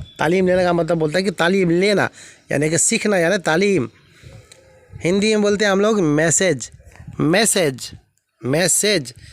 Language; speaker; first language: Hindi; native; Hindi